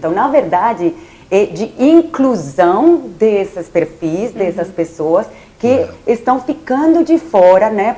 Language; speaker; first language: Portuguese; non-native, fluent; Spanish